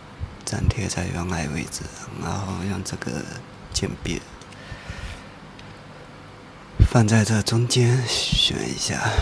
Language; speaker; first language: Chinese; native; Chinese